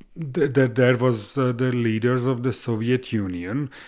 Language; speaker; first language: English; non-native, fluent; Hungarian